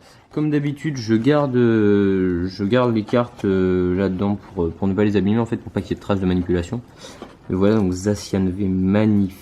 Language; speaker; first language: French; native; French